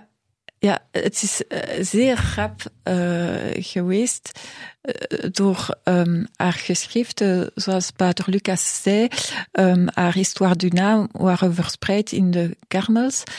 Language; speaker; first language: Dutch; non-native, local second language; French